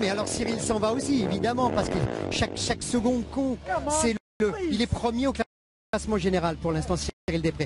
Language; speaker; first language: French; native; French